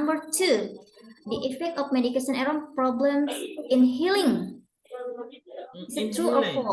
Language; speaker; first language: English; non-native, learner; Indonesian